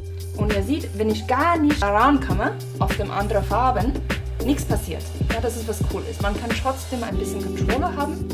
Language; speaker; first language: German; non-native, fluent; English